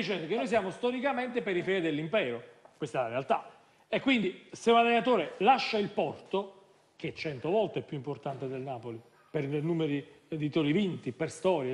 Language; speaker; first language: Italian; native; Italian